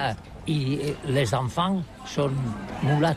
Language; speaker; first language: French; non-native, learner; Catalan